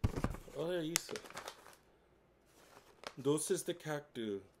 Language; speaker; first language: Portuguese; non-native, learner; English